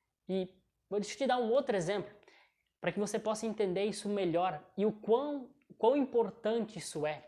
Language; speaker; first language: Portuguese; native; Portuguese